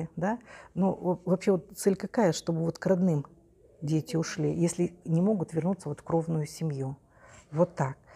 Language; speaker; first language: Russian; native; Russian